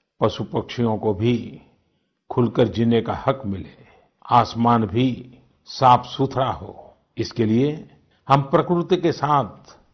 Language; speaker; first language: Hindi; non-native, local second language; Gujarati